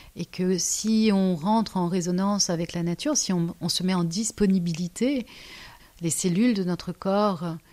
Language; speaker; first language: French; native; French